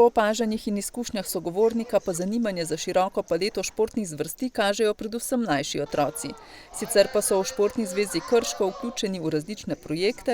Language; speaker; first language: Slovenian; native; Slovenian